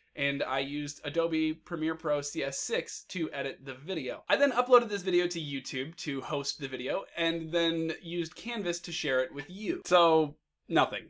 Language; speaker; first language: English; native; English